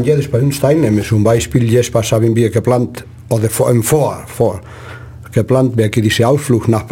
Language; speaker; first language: German; non-native, learner; Spanish